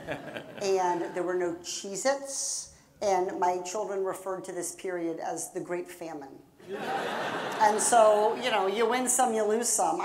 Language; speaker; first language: English; native; English